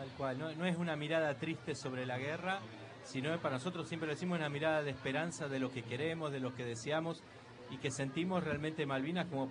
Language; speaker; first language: Spanish; native; Spanish